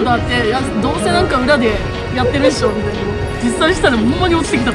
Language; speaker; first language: Japanese; native; Japanese